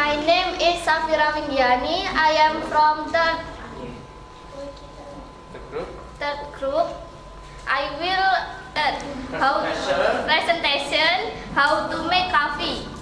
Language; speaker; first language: English; non-native, learner; Indonesian